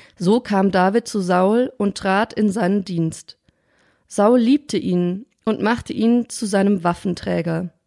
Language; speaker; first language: German; native; German